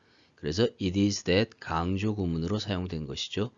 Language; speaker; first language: Korean; native; Korean